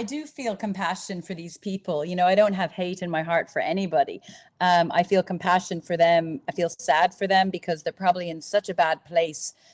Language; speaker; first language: English; native; English